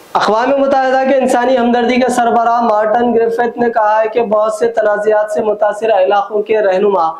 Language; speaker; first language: Urdu; native; Urdu